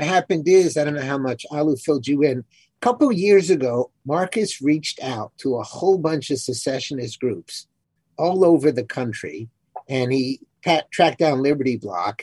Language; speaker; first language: English; native; English